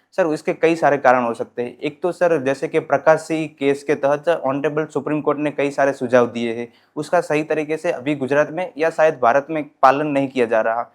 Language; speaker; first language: Hindi; non-native, local second language; Gujarati